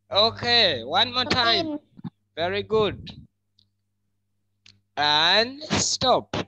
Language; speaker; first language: English; non-native, fluent; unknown